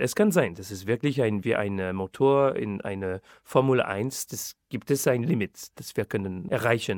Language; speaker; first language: German; non-native, fluent; French